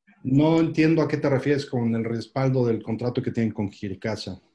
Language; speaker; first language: Spanish; native; Spanish